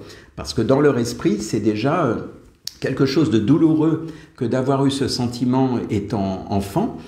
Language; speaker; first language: French; native; French